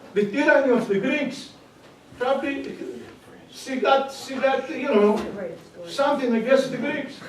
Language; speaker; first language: English; non-native, learner; Greek